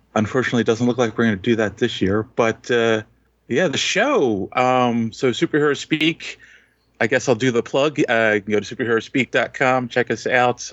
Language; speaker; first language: English; native; English